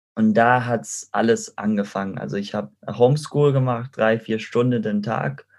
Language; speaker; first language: German; non-native, fluent; Spanish